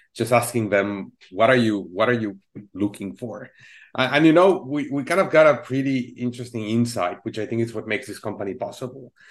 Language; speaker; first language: English; non-native, fluent; Spanish